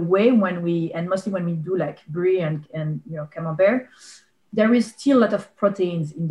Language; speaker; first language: English; non-native, fluent; French